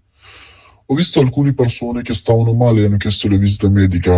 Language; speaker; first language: Italian; non-native, fluent; Arabic